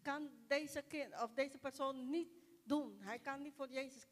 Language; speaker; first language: Dutch; non-native, local second language; Papiamento